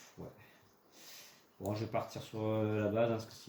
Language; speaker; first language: French; native; French